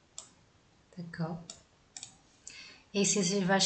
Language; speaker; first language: French; non-native, fluent; Portuguese